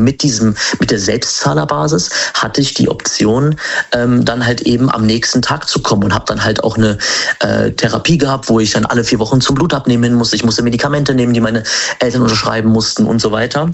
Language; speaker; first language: German; native; German